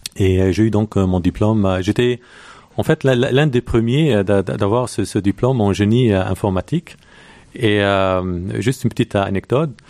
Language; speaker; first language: French; non-native, local second language; Arabic